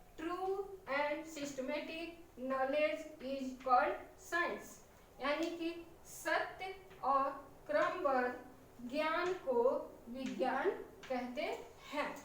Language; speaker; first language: Hindi; native; Hindi